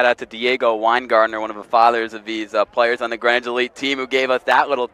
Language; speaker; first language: English; native; English